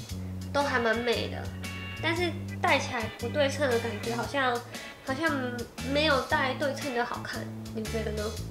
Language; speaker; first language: Chinese; native; Chinese